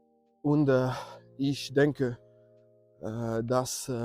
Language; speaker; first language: German; non-native, learner; French